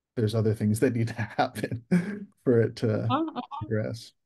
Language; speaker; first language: English; native; English